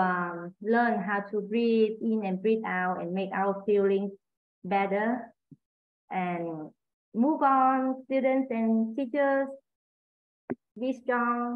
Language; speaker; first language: English; non-native, learner; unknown